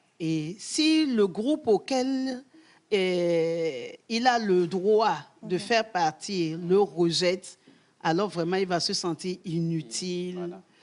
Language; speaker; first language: French; non-native, local second language; Ewe